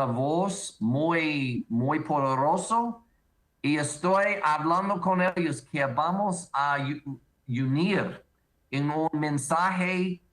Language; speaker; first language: Spanish; non-native, learner; English